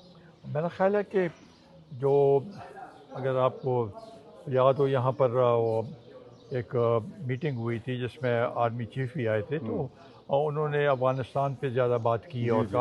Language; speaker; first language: Urdu; non-native, local second language; Pashto